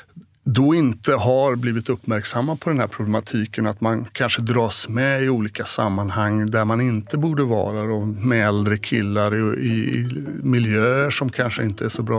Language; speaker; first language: Swedish; native; Swedish